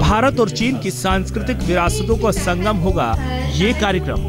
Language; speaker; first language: Hindi; native; Hindi